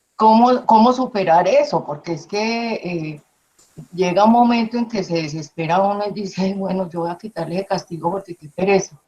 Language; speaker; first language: Spanish; native; Spanish